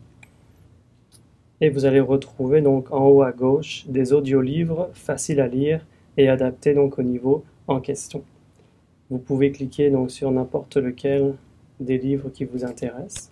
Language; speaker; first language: French; native; French